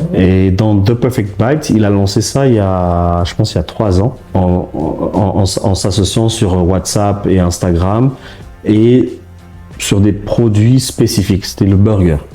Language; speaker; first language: French; early bilingual, heritage; French